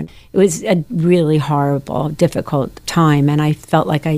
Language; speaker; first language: English; native; English